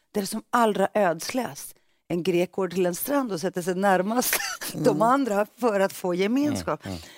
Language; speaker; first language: Swedish; early bilingual, other home language; Greek